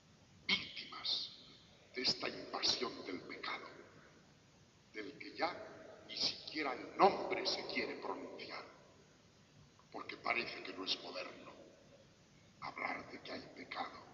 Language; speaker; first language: Spanish; native; Spanish